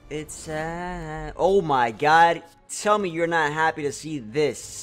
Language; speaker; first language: English; native; English